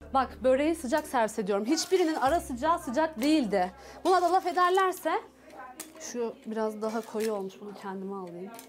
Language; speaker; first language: Turkish; native; Turkish